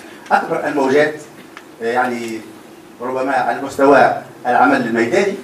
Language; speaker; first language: Arabic; native; Arabic